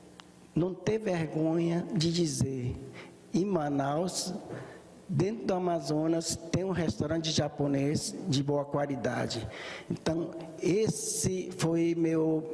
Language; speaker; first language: Portuguese; early bilingual, other home language; Japanese